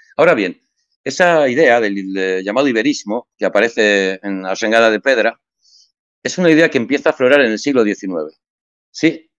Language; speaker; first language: Spanish; native; Spanish